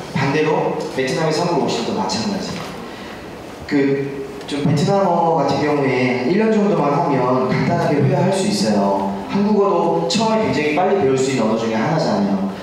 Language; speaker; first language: Korean; native; Korean